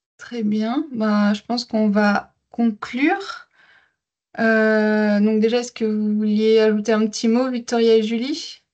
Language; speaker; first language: French; native; French